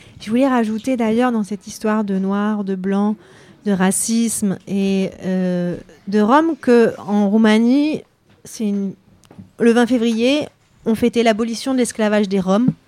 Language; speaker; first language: French; native; French